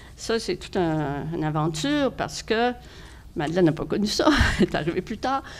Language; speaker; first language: French; native; French